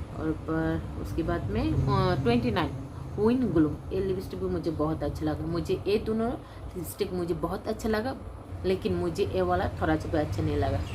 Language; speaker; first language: Hindi; non-native, local second language; Kok Borok